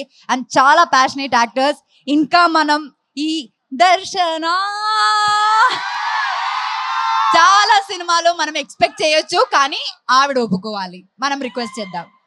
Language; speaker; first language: Telugu; non-native, fluent; Malayalam